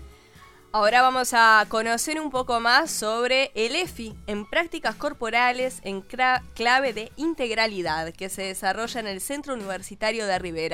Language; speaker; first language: Spanish; native; Spanish